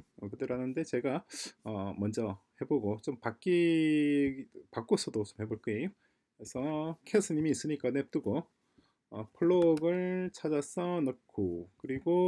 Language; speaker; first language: Korean; native; Korean